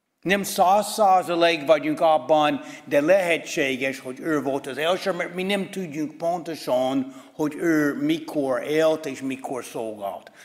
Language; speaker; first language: Hungarian; non-native, fluent; English